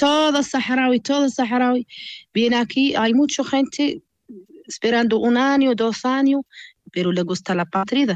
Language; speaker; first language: Spanish; non-native, learner; Arabic